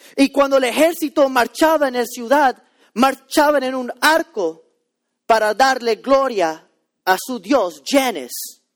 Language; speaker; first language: Spanish; early bilingual, heritage; Spanish